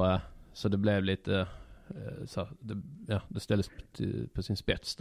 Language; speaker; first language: Swedish; native; Swedish